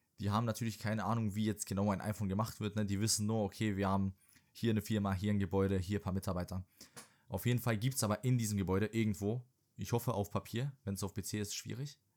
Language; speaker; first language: German; early bilingual, other home language; Serbian